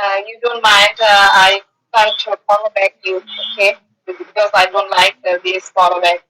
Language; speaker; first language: English; non-native, learner; Bangla